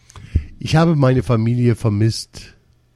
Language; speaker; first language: German; non-native, learner; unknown